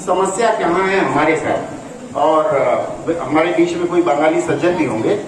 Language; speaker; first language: Hindi; native; Hindi